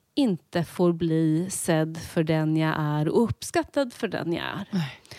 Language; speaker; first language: Swedish; native; Swedish